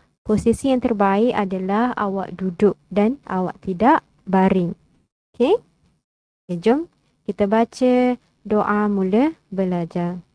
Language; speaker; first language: Malay; native; Malay